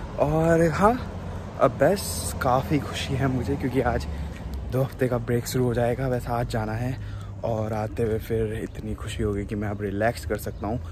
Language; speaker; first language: Hindi; native; Hindi